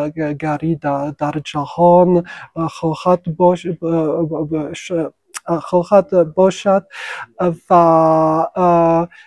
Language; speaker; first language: Persian; non-native, fluent; French